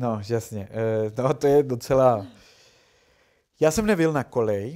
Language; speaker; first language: Czech; non-native, learner; Spanish